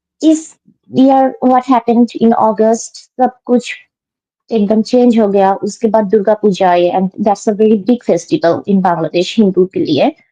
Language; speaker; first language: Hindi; non-native, fluent; Bangla